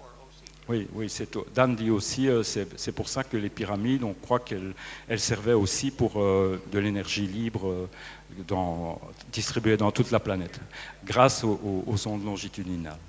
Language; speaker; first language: French; native; French